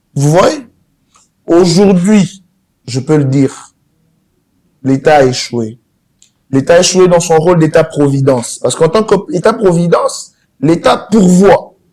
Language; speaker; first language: French; non-native, local second language; Lingala